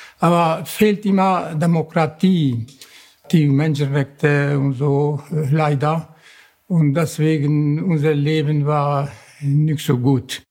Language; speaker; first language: German; non-native, learner; Kurdish